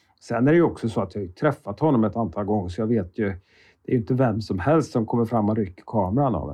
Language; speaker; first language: Swedish; native; Swedish